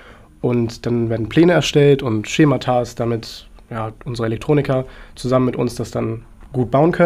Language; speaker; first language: German; native; German